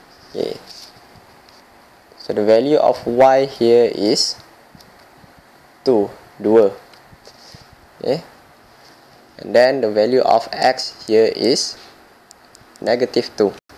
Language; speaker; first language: English; non-native, local second language; Malay